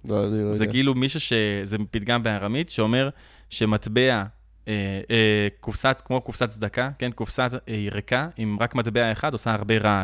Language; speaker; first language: Hebrew; native; Hebrew